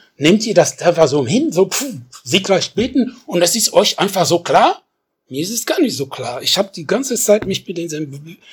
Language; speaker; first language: German; non-native, fluent; French